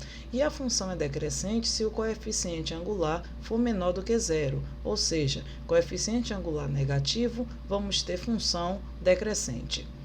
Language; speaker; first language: Portuguese; native; Portuguese